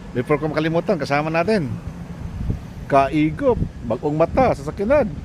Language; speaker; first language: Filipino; non-native, local second language; Cebuano